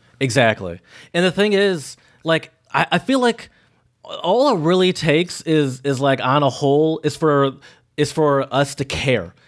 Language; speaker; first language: English; native; English